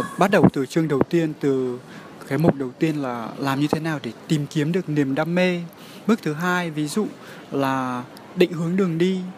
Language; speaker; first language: Vietnamese; early bilingual, heritage; Vietnamese